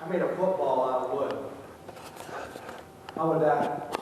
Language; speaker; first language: English; native; English